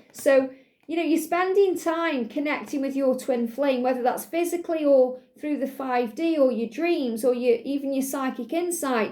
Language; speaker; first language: English; native; English